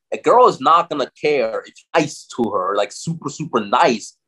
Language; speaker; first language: English; non-native, fluent; German